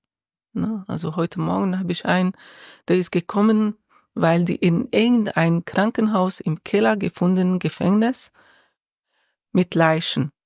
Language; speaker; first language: German; non-native, learner; Arabic